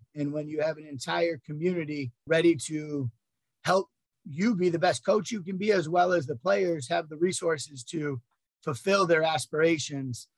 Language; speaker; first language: English; native; English